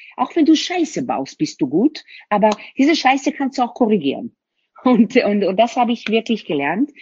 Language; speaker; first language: German; non-native, fluent; Hebrew